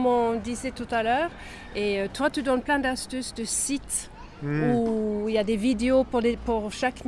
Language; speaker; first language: French; non-native, fluent; Swedish